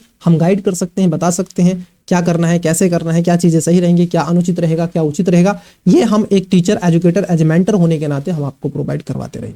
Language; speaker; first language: Hindi; native; Hindi